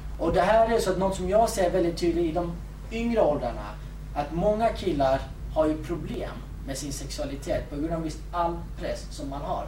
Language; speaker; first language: Swedish; early bilingual, other home language; Kurdish